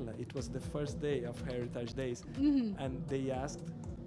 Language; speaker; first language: English; non-native, fluent; Portuguese